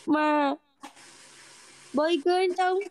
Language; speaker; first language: Vietnamese; non-native, learner; Indonesian